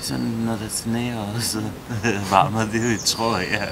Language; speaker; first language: Danish; non-native, learner; Turkish